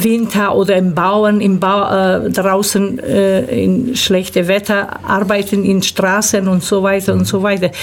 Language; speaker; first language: German; early bilingual, other home language; Turkish